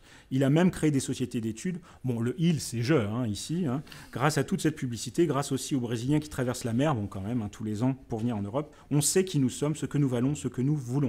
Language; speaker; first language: French; native; French